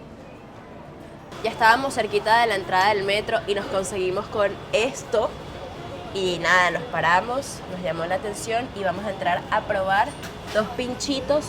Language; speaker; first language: Spanish; native; Spanish